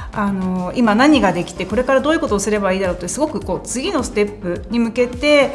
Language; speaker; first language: Japanese; native; Japanese